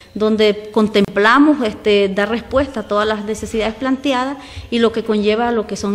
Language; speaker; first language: Spanish; native; Spanish